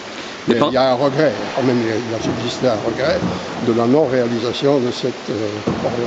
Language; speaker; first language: French; native; French